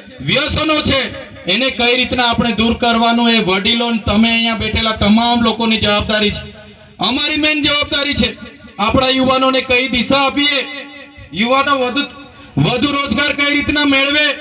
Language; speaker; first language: Gujarati; non-native, local second language; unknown